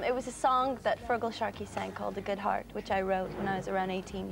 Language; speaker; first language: English; native; English